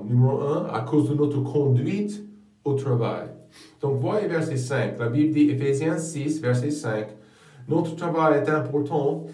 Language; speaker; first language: French; non-native, fluent; English